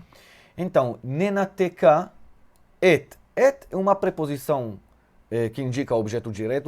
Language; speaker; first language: Portuguese; non-native, fluent; Hebrew